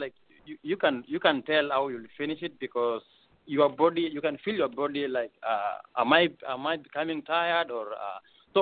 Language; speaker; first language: English; non-native, local second language; Kalenjin